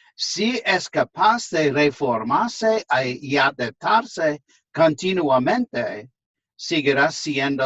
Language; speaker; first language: Spanish; non-native, fluent; English